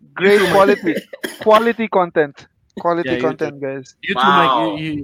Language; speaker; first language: English; non-native, local second language; Filipino